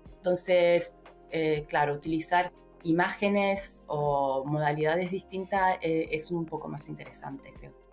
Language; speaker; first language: Spanish; early bilingual, heritage; Spanish